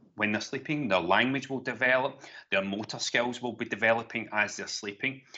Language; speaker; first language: English; native; English